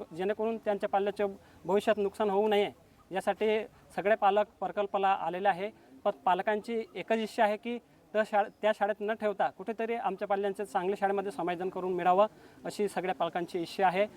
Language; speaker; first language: Marathi; non-native, local second language; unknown